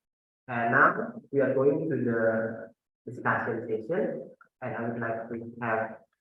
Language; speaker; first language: English; non-native, fluent; Indonesian